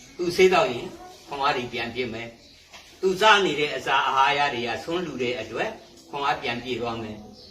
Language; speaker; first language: Burmese; native; Burmese